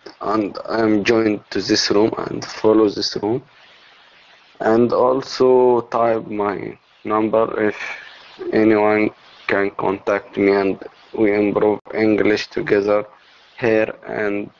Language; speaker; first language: English; non-native, learner; Arabic